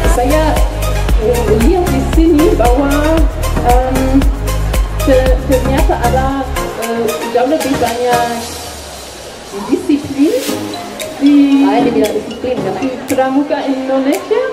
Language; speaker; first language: Indonesian; non-native, learner; German